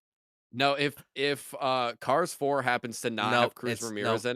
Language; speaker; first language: English; native; English